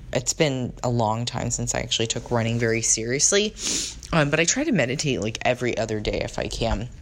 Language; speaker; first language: English; native; English